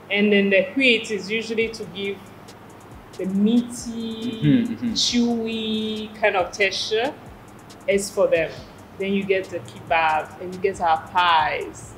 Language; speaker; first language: English; non-native, fluent; French